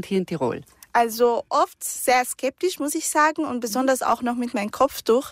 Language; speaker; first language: German; early bilingual, other home language; Arabic